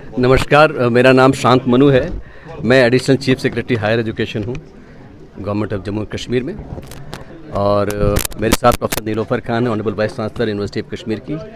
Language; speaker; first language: Hindi; native; Hindi